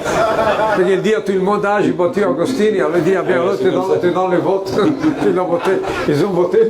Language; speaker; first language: French; non-native, fluent; Italian